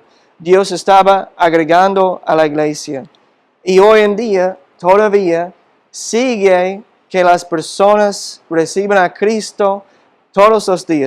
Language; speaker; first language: Spanish; non-native, fluent; English